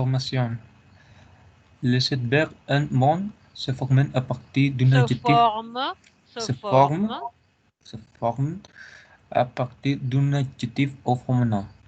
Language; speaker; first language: French; non-native, learner; Spanish